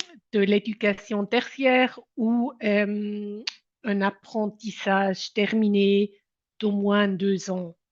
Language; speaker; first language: French; non-native, local second language; German